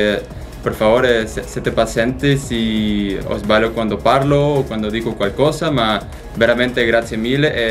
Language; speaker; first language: Italian; non-native, learner; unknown